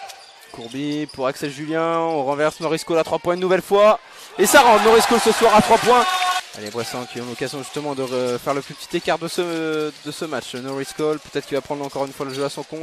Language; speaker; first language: French; native; French